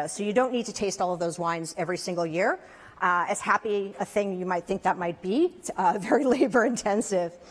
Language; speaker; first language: English; native; English